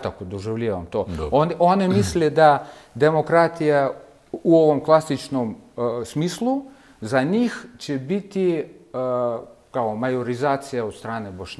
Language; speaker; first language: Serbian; non-native, fluent; Russian